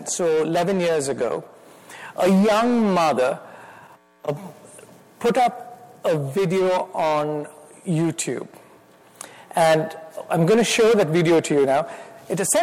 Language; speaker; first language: English; non-native, local second language; Malayalam